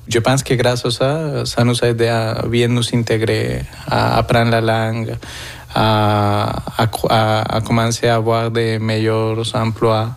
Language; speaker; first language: French; non-native, fluent; Spanish